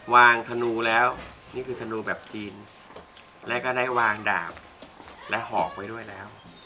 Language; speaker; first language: Thai; native; Thai